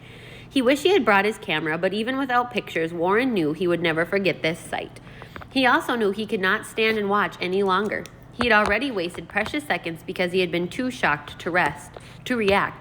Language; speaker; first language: English; native; English